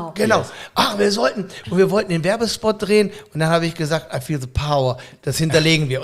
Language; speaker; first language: German; native; German